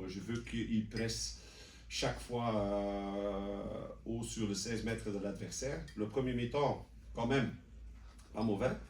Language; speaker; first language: French; non-native, local second language; Dutch